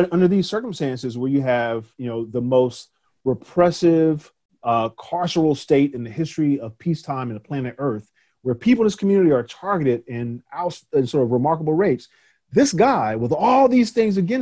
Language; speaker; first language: English; native; English